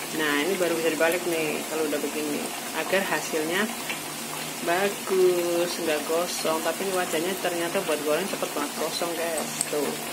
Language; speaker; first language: Indonesian; non-native, local second language; Javanese